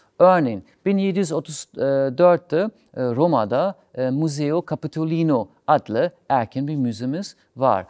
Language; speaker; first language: Turkish; non-native, fluent; German